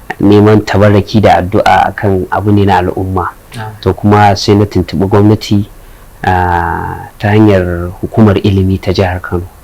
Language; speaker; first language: Hausa; native; Hausa